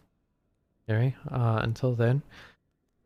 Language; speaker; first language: English; native; English